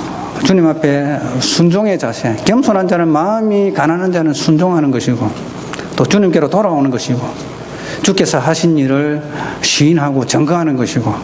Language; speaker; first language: Korean; native; Korean